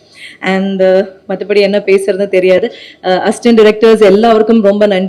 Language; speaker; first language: Tamil; non-native, local second language; Malayalam